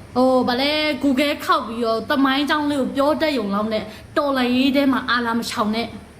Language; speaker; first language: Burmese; native; Burmese